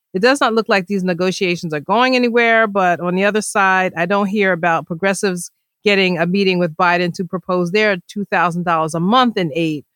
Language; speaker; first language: English; native; English